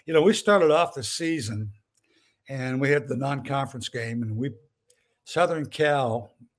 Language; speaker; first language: English; native; English